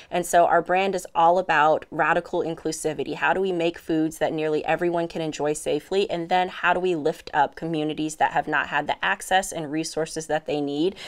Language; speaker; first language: English; native; English